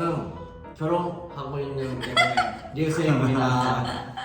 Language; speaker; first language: Korean; non-native, learner; Japanese